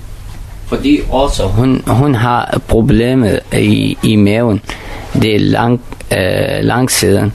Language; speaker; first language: Danish; non-native, learner; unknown